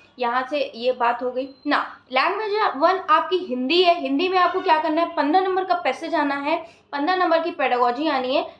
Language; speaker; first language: Hindi; native; Hindi